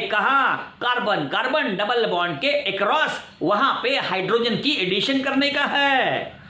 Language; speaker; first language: Hindi; non-native, local second language; Marathi